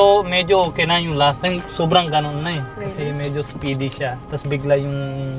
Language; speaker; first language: Filipino; non-native, learner; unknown